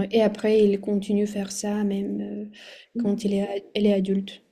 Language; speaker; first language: French; non-native, fluent; Russian